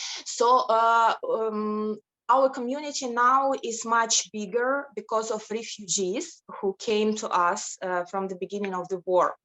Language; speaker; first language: English; non-native, fluent; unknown